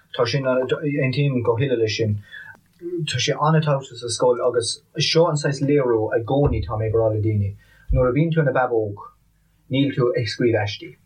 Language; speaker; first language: Irish; non-native, local second language; English